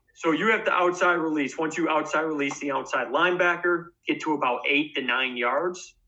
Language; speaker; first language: English; native; English